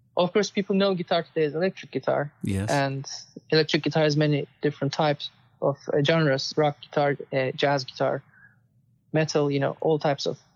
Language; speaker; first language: English; non-native, fluent; Turkish